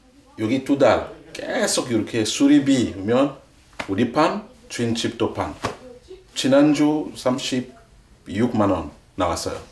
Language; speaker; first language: Korean; non-native, learner; French